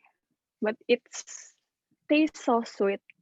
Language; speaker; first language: English; non-native, local second language; Indonesian